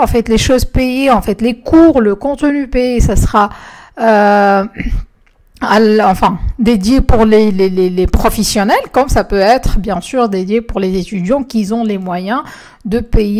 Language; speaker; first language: French; non-native, local second language; Arabic